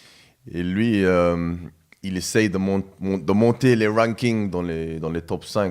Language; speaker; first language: French; non-native, fluent; English